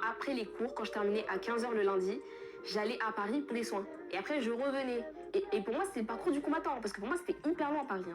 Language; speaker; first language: French; early bilingual, other home language; Fula